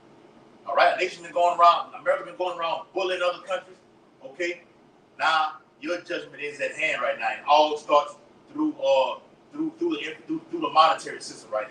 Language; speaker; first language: English; native; English